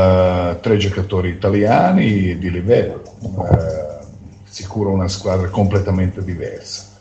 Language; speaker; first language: Italian; non-native, fluent; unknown